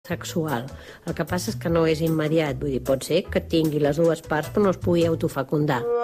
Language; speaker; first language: Catalan; native; Catalan